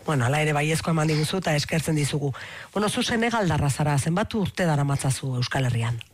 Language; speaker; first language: Basque; native; Basque